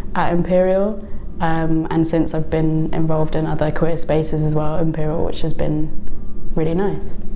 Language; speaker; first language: English; native; English